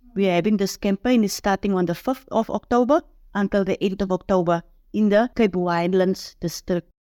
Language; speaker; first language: English; non-native, local second language; Afrikaans